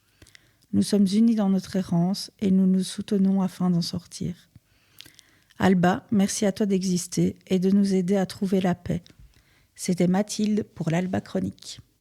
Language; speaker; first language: French; native; French